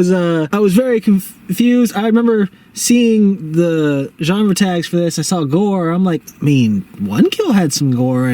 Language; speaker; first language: English; native; English